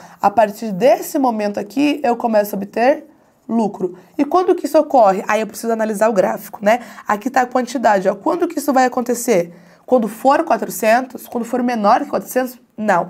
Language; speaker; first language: Portuguese; native; Portuguese